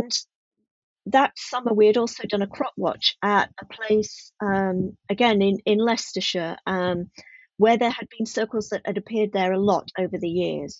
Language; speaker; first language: English; native; English